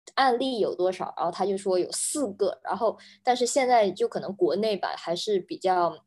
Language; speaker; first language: Chinese; native; Chinese